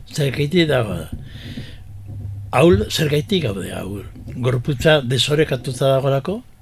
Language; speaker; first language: Basque; early bilingual, heritage; Basque